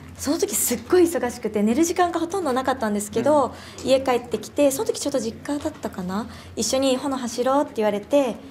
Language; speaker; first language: Japanese; native; Japanese